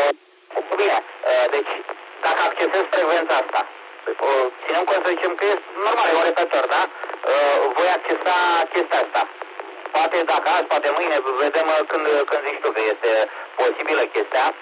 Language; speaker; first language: Romanian; native; Romanian